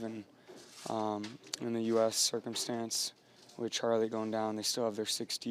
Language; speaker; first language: English; native; English